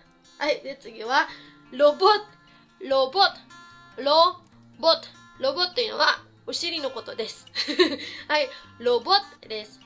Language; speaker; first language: Japanese; non-native, fluent; Filipino